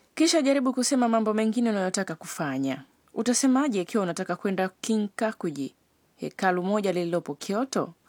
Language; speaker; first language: Swahili; native; Swahili